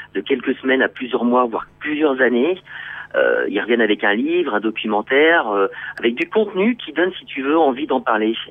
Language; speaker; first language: French; native; French